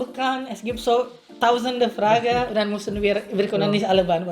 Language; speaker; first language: German; non-native, learner; Indonesian